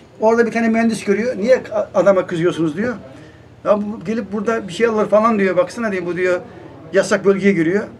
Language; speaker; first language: Turkish; native; Turkish